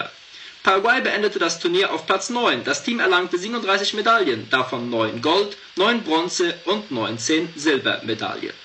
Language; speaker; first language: German; native; German